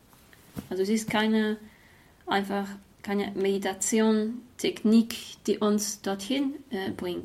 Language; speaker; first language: German; non-native, fluent; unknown